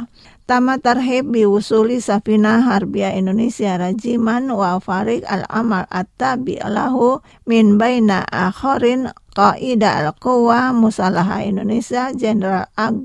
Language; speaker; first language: Arabic; non-native, fluent; Indonesian